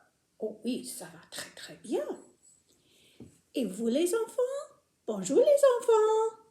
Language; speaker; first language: French; non-native, fluent; English